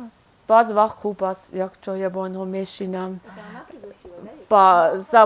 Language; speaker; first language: Persian; non-native, learner; Swiss German